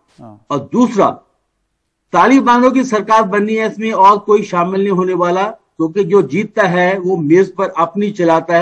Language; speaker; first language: Hindi; native; Hindi